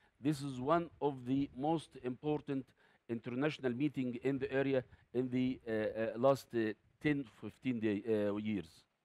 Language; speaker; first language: English; non-native, fluent; Arabic